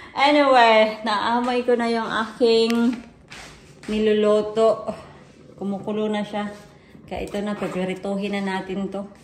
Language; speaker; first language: Filipino; non-native, local second language; Cebuano